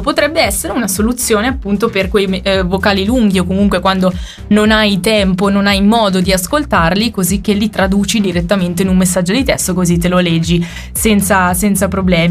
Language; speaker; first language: Italian; native; Italian